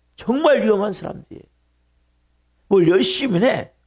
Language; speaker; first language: Korean; native; Korean